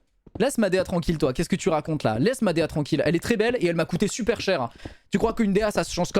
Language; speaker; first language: French; native; French